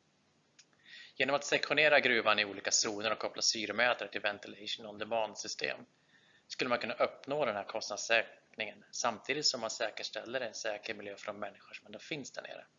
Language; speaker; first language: Swedish; native; Swedish